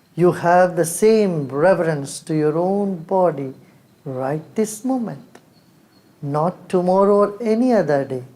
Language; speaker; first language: English; non-native, local second language; Hindi